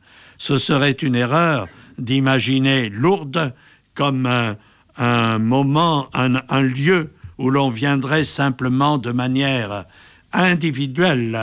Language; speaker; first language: French; native; French